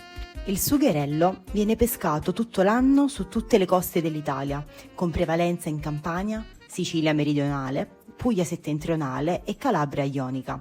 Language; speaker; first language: Italian; native; Italian